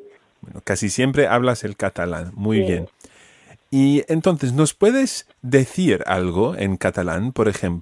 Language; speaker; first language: Spanish; non-native, fluent; English